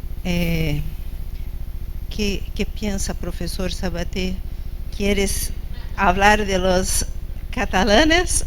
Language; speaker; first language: Spanish; non-native, fluent; Portuguese